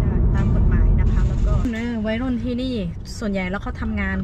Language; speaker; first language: Thai; native; Thai